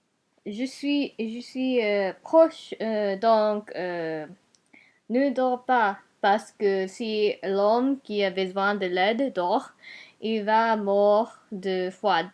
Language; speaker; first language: French; non-native, learner; Japanese